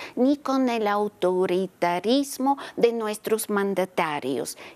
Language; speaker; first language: Spanish; non-native, fluent; Bulgarian